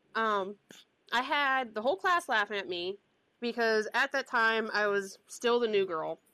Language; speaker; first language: English; native; English